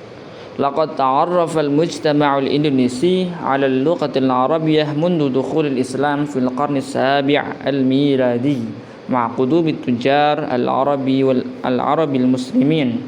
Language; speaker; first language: Arabic; non-native, learner; Indonesian